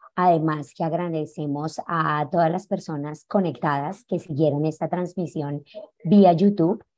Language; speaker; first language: Spanish; native; Spanish